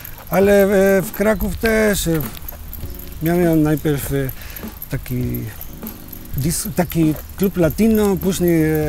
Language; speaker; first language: Polish; non-native, fluent; Spanish